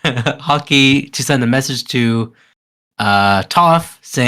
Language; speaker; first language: English; native; English